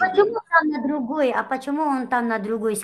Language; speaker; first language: Russian; non-native, learner; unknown